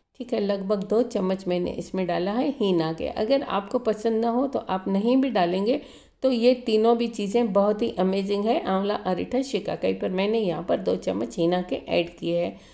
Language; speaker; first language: Hindi; native; Hindi